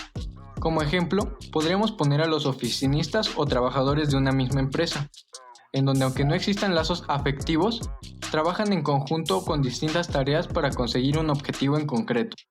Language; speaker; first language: Spanish; native; Spanish